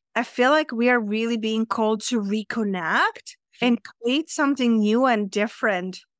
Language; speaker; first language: English; non-native, fluent; Czech